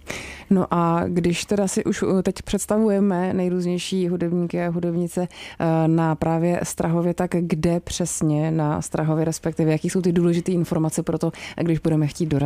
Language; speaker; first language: Czech; native; Czech